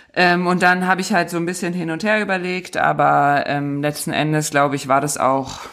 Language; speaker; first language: German; native; German